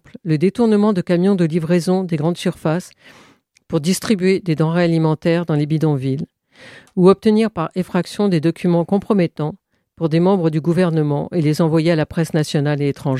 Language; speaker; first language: French; native; French